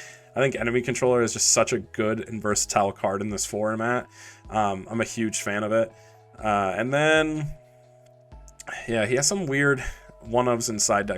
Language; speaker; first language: English; native; English